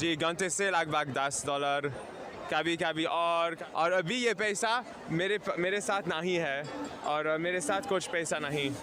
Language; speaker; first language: Hindi; non-native, learner; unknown